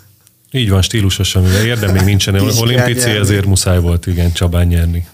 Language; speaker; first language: Hungarian; native; Hungarian